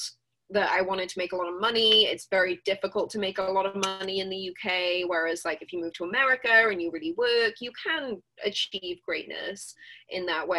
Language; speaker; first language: English; native; English